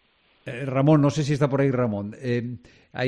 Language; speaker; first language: Spanish; native; Spanish